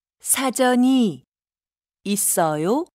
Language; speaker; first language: Korean; non-native, fluent; Arabic